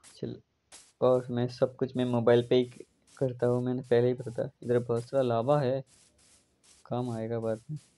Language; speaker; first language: Hindi; non-native, local second language; Bangla